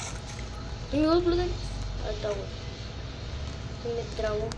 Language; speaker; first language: Spanish; native; Spanish